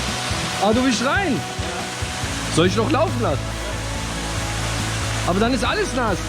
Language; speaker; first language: German; early bilingual, other home language; Turkish